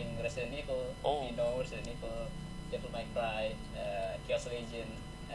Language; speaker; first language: English; non-native, learner; Indonesian